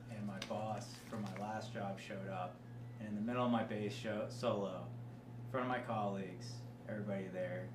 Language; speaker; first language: English; native; English